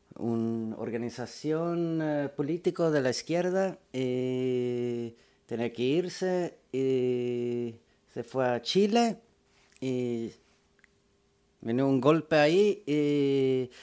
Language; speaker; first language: Spanish; early bilingual, heritage; Swedish